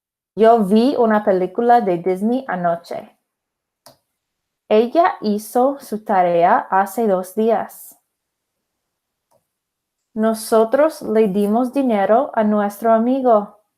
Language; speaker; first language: Spanish; non-native, fluent; English